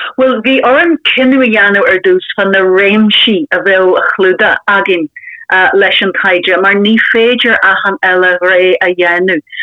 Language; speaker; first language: Irish; native; Irish